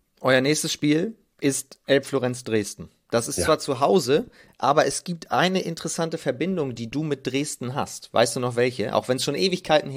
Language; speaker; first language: German; native; German